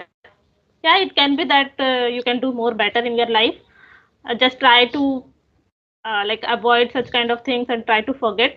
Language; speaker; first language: English; non-native, local second language; Hindi